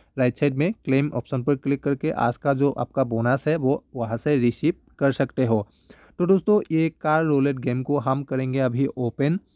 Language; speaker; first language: Hindi; non-native, local second language; Bangla